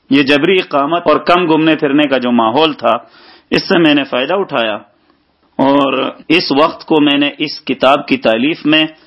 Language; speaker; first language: Urdu; native; Urdu